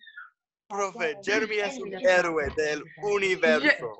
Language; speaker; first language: Spanish; non-native, learner; English